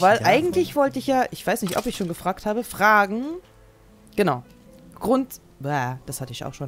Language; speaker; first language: German; native; German